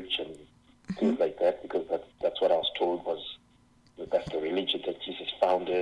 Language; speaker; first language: English; non-native, local second language; Shona